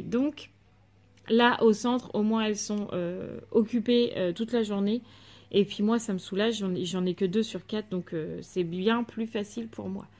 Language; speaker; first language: French; native; French